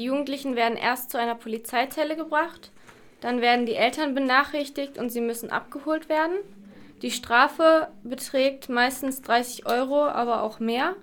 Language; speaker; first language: German; native; German